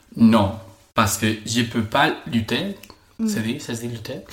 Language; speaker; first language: French; non-native, fluent; Spanish